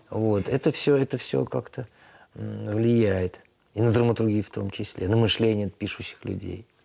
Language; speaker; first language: Russian; non-native, local second language; Tatar